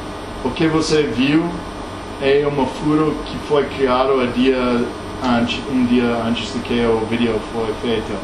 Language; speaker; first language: Portuguese; non-native, learner; English